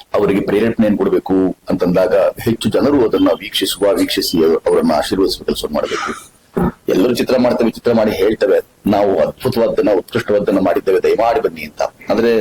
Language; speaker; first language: Kannada; native; Kannada